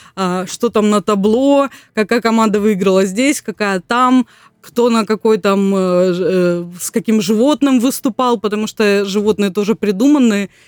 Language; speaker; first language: Russian; native; Russian